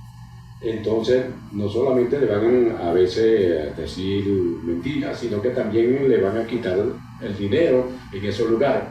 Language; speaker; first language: Spanish; native; Spanish